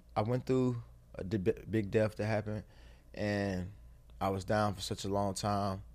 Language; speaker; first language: English; native; English